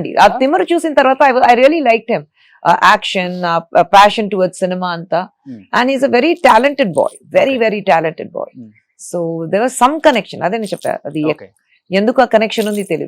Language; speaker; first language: Telugu; non-native, fluent; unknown